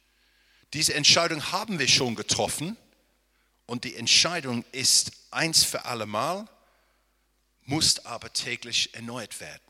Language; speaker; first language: German; non-native, fluent; English